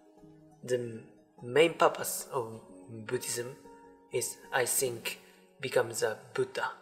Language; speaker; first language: English; non-native, learner; Japanese